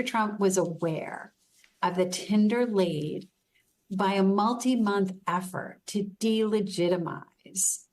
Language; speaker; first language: English; native; English